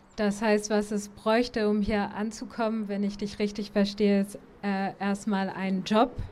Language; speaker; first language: German; native; German